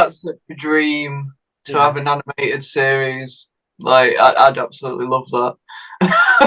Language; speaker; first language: English; native; English